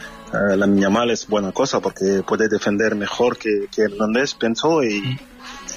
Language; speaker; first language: Spanish; non-native, fluent; French